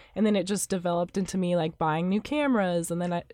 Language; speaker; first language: English; native; English